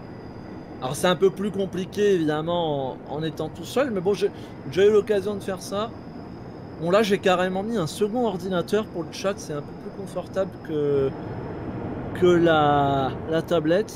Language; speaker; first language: French; native; French